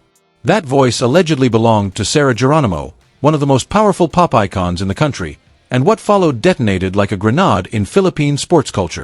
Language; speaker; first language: English; native; English